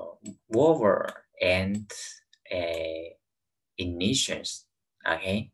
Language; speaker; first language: English; non-native, learner; Chinese